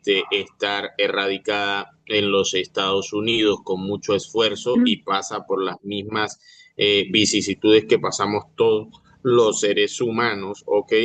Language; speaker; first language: Spanish; native; Spanish